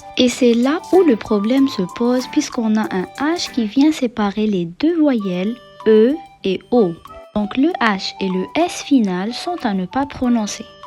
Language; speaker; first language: French; non-native, local second language; Arabic